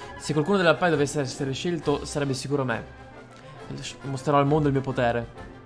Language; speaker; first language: Italian; native; Italian